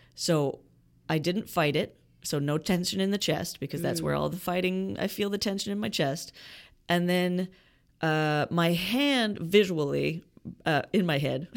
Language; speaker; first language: English; native; English